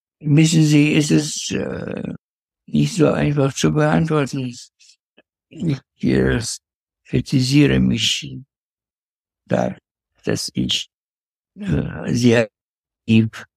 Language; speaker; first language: German; non-native, fluent; Russian